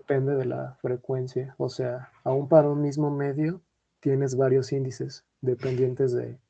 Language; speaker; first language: Spanish; native; Spanish